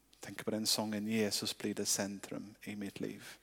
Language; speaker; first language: Swedish; non-native, fluent; English